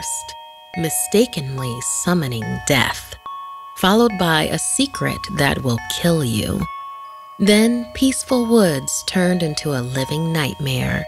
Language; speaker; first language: English; native; English